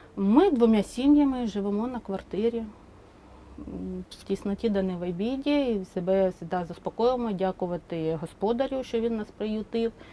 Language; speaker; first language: Ukrainian; non-native, local second language; Russian